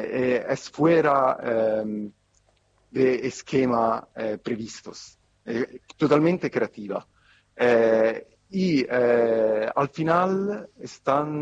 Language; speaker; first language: Spanish; non-native, fluent; Italian